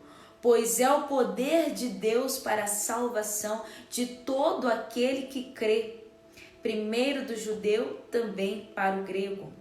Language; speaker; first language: Portuguese; native; Portuguese